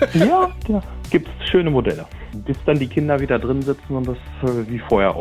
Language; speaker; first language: German; native; German